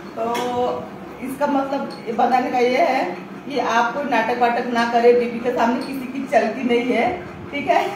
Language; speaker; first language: Hindi; non-native, local second language; Marathi